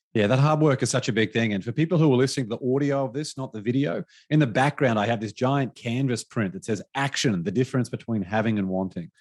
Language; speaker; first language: English; native; English